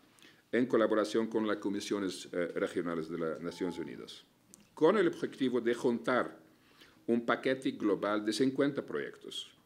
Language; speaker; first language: Spanish; non-native, fluent; Arabic